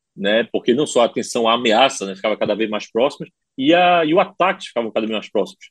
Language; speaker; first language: Portuguese; native; Portuguese